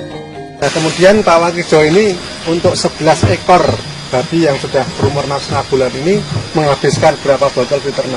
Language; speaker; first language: Indonesian; native; Indonesian